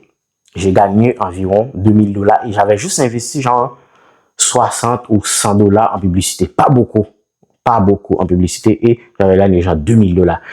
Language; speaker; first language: French; non-native, local second language; Haitian Creole